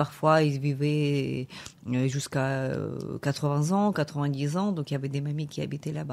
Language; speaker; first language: French; non-native, fluent; Ukrainian